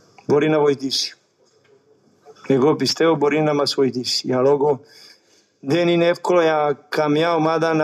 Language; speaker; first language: Greek; non-native, learner; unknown